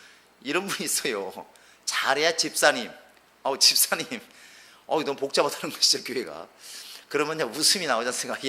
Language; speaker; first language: Korean; native; Korean